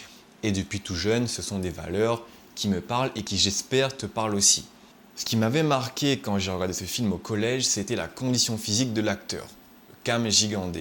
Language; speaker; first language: French; native; French